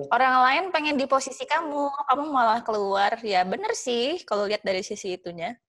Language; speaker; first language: Indonesian; native; Indonesian